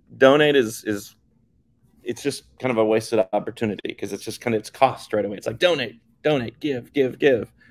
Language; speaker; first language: English; native; English